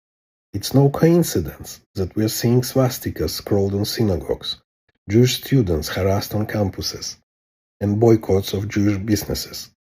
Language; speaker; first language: English; non-native, fluent; Hebrew